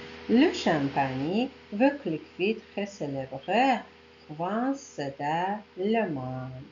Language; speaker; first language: French; non-native, learner; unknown